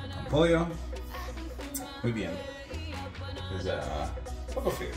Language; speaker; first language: Spanish; non-native, learner; English